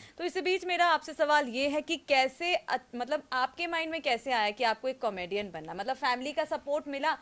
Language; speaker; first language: Hindi; native; Hindi